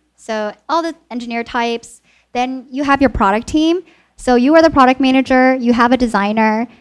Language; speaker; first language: English; early bilingual, other home language; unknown